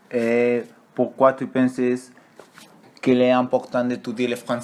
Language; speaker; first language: French; non-native, learner; Spanish